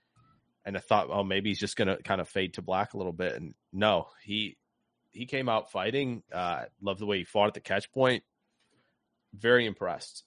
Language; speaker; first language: English; native; English